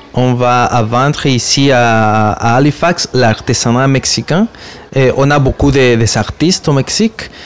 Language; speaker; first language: French; non-native, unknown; Spanish